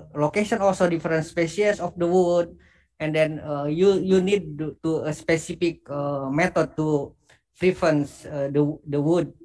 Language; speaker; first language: English; non-native, learner; Indonesian